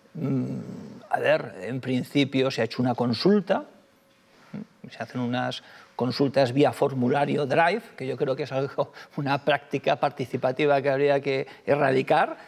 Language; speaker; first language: Spanish; native; Spanish